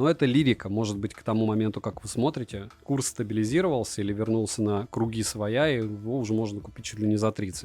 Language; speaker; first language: Russian; native; Russian